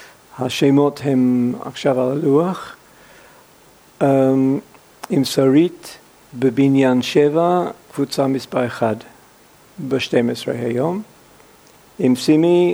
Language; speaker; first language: Hebrew; non-native, fluent; English